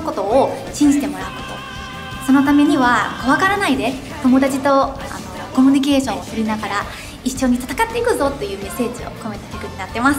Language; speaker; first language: Japanese; non-native, fluent; Thai